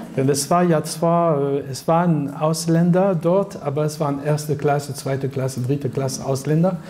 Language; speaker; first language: German; non-native, fluent; French